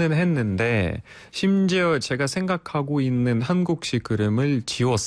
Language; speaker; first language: Korean; non-native, fluent; Russian